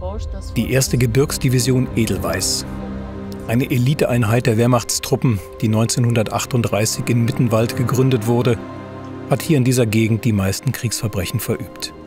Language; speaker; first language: German; native; German